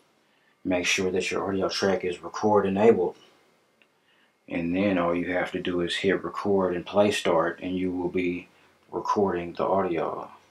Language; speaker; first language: English; native; English